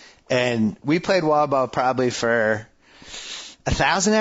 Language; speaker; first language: English; native; English